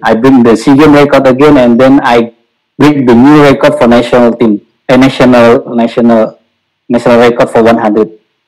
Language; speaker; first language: English; non-native, learner; Indonesian